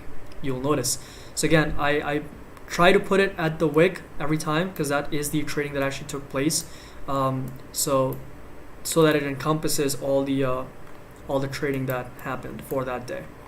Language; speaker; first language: English; native; English